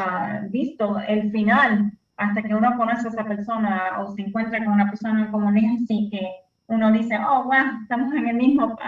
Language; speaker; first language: Spanish; early bilingual, heritage; Spanish